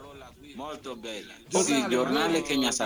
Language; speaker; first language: Italian; non-native, learner; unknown